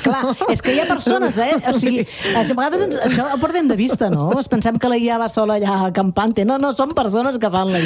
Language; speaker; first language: Catalan; native; Catalan